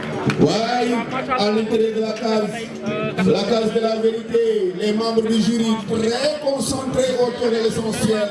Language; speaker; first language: French; non-native, local second language; Wolof